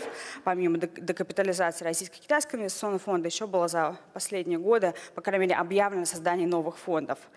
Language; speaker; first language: Russian; native; Russian